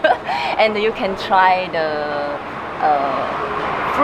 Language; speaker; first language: English; non-native, learner; Chinese